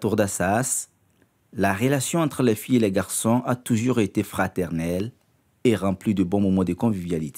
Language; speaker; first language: French; native; French